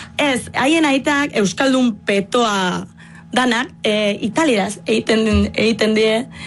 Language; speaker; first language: Basque; non-native, fluent; Italian